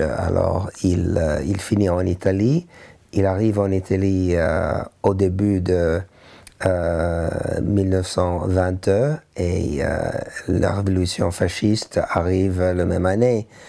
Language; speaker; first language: French; non-native, learner; English